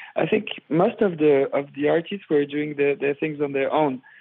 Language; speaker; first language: English; non-native, fluent; French